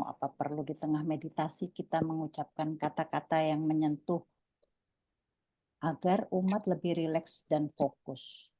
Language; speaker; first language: Indonesian; native; Indonesian